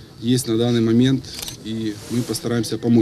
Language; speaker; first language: Russian; non-native, fluent; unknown